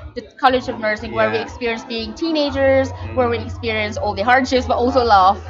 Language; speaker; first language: English; non-native, local second language; Filipino